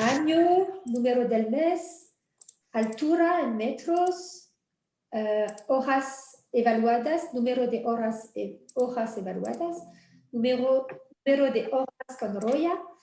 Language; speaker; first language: Spanish; non-native, fluent; French